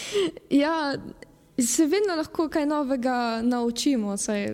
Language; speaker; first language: Slovenian; early bilingual, heritage; Slovenian